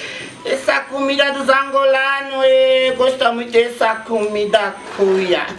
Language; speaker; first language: Portuguese; non-native, learner; Lingala